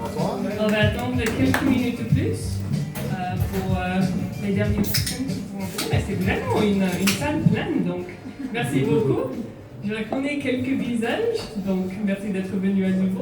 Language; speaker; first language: French; non-native, fluent; English